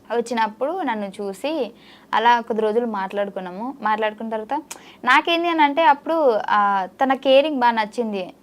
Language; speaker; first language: Telugu; native; Telugu